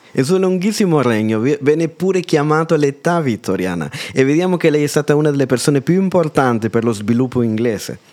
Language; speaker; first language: Italian; non-native, fluent; Spanish